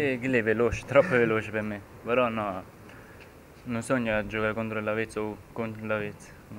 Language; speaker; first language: Italian; early bilingual, heritage; German